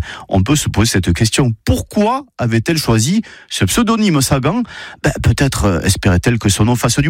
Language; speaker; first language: French; native; French